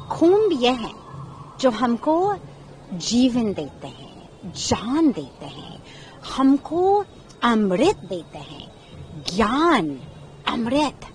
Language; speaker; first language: Hindi; non-native, fluent; English